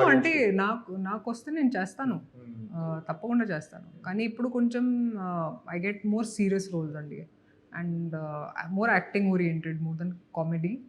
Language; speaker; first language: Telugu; non-native, fluent; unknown